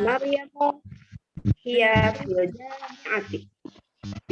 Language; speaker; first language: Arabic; non-native, learner; Indonesian